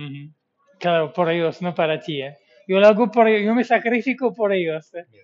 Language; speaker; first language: Spanish; non-native, fluent; English